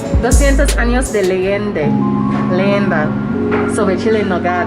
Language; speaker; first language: Spanish; non-native, learner; English